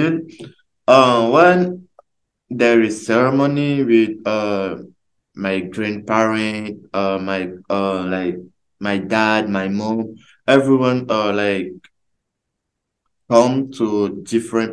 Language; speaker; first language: English; non-native, learner; French